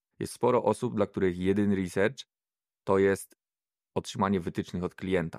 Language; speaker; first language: Polish; native; Polish